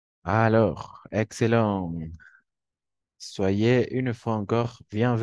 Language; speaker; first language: French; non-native, fluent; Spanish